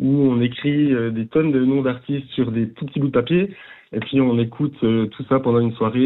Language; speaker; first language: French; native; French